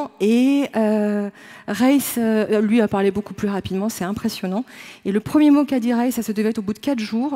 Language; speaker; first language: French; native; French